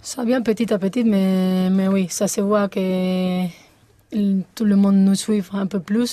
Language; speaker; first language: French; non-native, fluent; Spanish